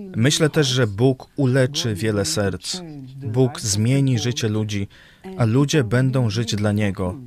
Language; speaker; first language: Polish; non-native, fluent; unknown